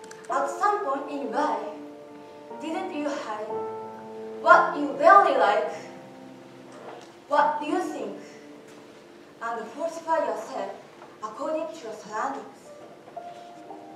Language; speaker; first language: English; non-native, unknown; Japanese